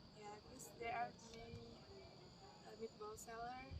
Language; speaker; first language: English; non-native, learner; Indonesian